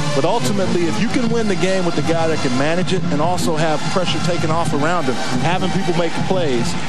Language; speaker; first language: English; native; English